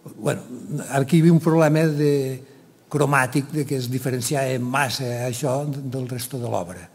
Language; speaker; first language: Catalan; native; Catalan